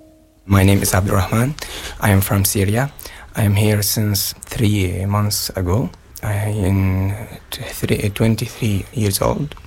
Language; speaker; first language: English; non-native, learner; Arabic